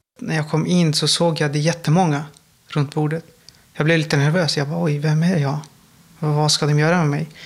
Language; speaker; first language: Swedish; non-native, fluent; Persian